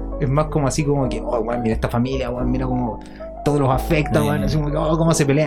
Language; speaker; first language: Spanish; native; Spanish